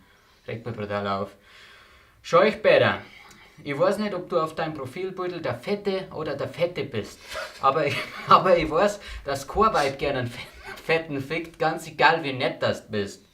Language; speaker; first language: German; native; German